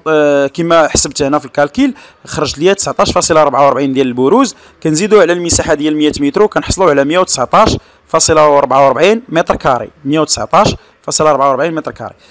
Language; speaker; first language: Arabic; native; Arabic